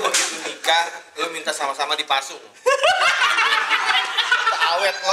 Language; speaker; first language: Indonesian; native; Indonesian